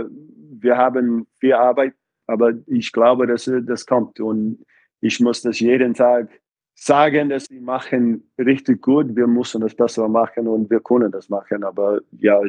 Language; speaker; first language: German; non-native, fluent; English